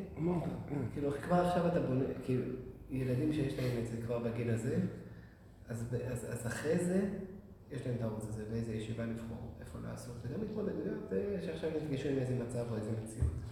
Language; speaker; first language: Hebrew; native; Hebrew